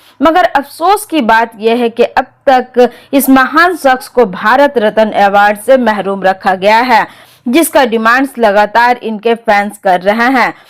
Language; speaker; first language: Hindi; native; Hindi